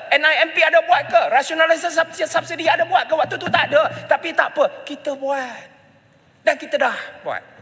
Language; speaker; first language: Malay; non-native, local second language; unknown